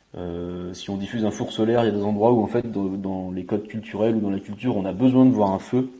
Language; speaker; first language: French; native; French